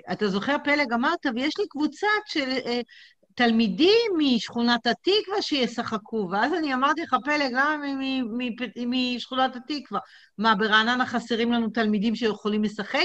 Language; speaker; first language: Hebrew; native; Hebrew